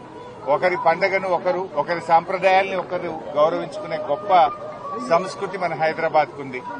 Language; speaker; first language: Telugu; native; Telugu